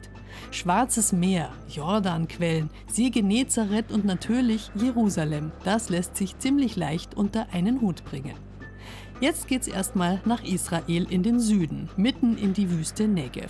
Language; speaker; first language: German; native; German